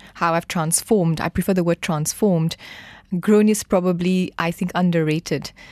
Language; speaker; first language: English; non-native, fluent; Morisyen